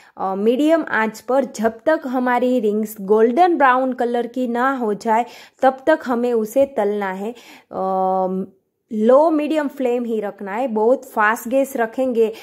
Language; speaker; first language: Hindi; non-native, local second language; Gujarati